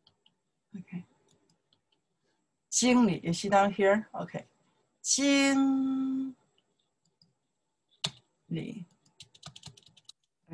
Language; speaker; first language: English; non-native, learner; Chinese